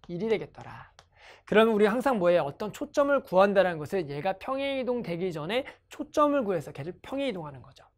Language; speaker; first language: Korean; native; Korean